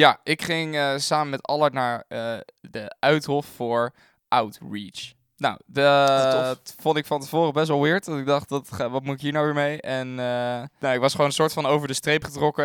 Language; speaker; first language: Dutch; native; Dutch